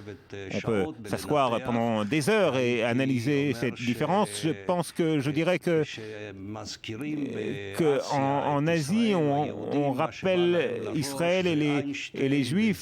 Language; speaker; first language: French; non-native, fluent; Hebrew